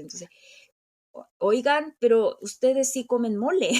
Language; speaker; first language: Spanish; non-native, fluent; Korean